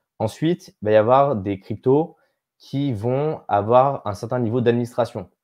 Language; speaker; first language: French; native; French